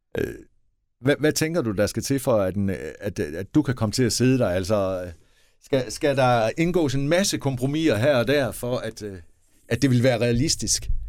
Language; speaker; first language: Danish; native; Danish